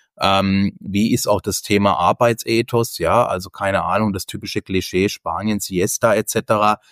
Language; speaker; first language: German; native; German